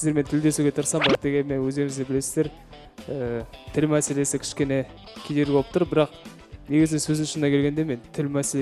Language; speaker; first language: Chinese; non-native, learner; Kazakh